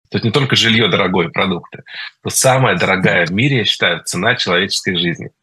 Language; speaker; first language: Russian; early bilingual, heritage; Russian